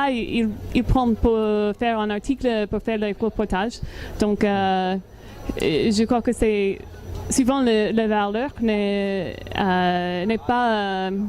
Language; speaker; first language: French; non-native, learner; English